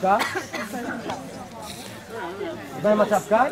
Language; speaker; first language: Polish; native; Polish